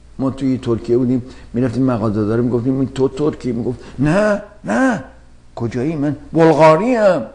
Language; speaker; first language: Persian; native; Persian